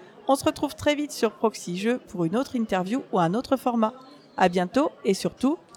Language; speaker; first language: French; native; French